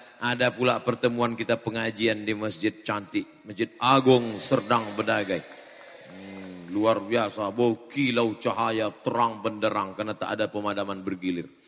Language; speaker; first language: Indonesian; native; Indonesian